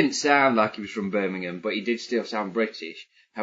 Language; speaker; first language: English; native; English